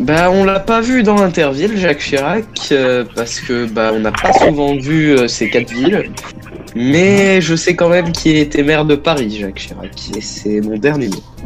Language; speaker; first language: French; native; French